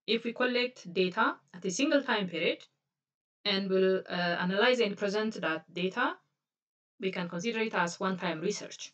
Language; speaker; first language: English; non-native, local second language; Amharic